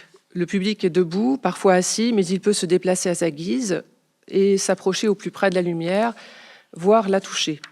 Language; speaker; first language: French; native; French